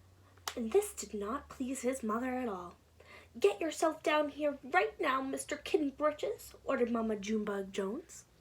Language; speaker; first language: English; native; English